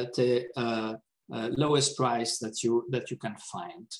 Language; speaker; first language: English; non-native, fluent; Italian